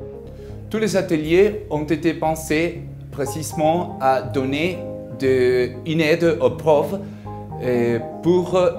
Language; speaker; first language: French; non-native, fluent; Spanish